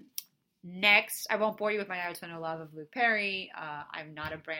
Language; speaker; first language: English; early bilingual, other home language; Portuguese